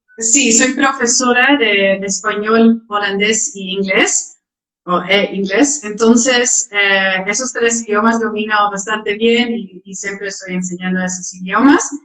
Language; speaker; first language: Spanish; non-native, fluent; Dutch